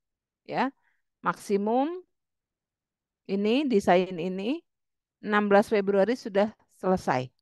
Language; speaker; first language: Indonesian; native; Indonesian